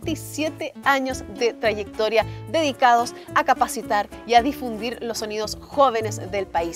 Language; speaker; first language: Spanish; native; Spanish